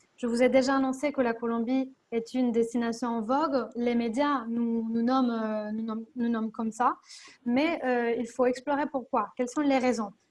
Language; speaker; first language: French; non-native, fluent; Spanish